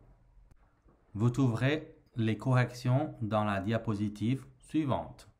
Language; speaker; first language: French; non-native, fluent; Chinese